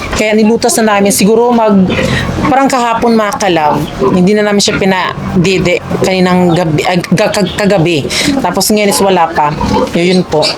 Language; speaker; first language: Filipino; non-native, local second language; Cebuano